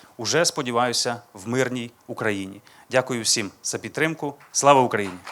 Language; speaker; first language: Ukrainian; native; Ukrainian